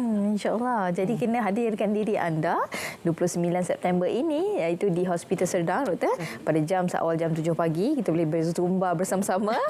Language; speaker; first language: Malay; native; Malay